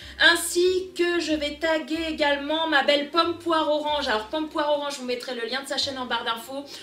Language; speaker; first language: French; early bilingual, other home language; Portuguese